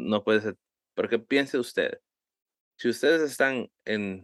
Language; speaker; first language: Spanish; early bilingual, heritage; Spanish